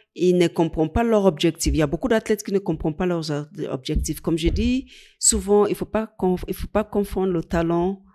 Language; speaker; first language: French; non-native, fluent; English